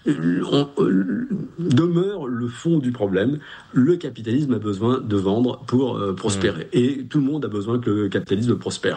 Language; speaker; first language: French; native; French